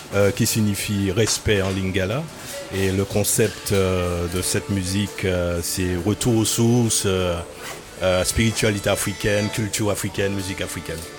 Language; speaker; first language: French; native; French